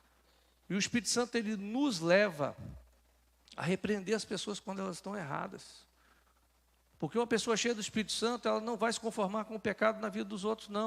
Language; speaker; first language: Portuguese; native; Portuguese